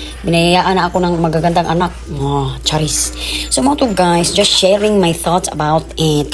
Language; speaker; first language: Filipino; non-native, local second language; Cebuano